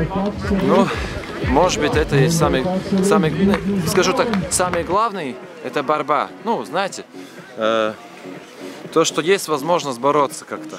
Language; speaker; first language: Russian; non-native, fluent; Latvian